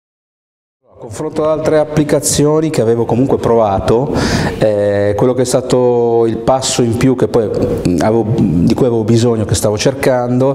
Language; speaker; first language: Italian; native; Italian